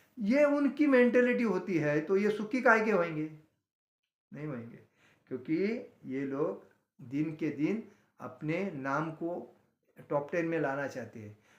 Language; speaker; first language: Hindi; non-native, local second language; Marathi